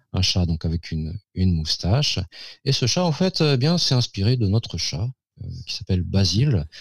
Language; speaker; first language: French; native; French